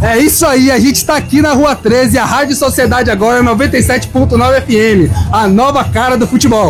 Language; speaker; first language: Portuguese; native; Portuguese